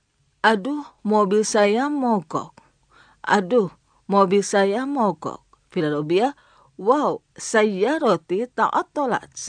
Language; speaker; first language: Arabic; non-native, fluent; Indonesian